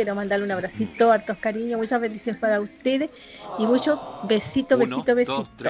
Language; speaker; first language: Spanish; native; Spanish